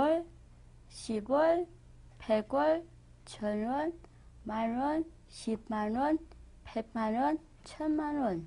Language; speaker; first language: Korean; non-native, learner; Vietnamese